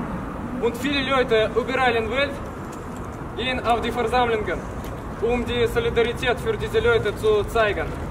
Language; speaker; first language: German; non-native, learner; Russian